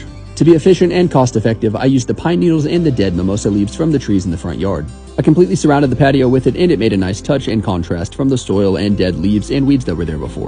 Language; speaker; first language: English; native; English